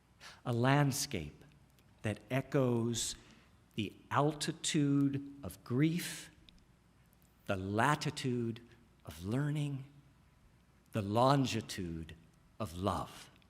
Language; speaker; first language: English; native; English